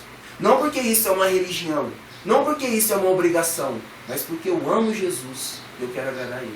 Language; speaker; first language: Portuguese; native; Portuguese